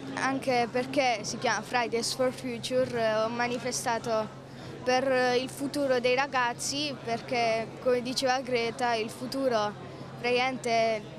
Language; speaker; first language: Italian; native; Italian